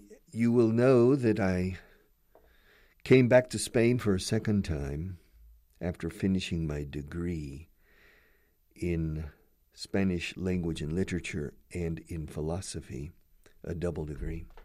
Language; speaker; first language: English; native; English